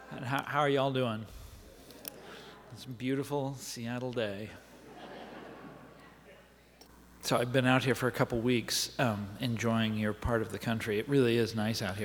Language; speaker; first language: English; native; English